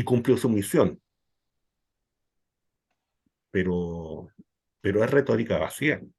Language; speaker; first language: Spanish; native; Spanish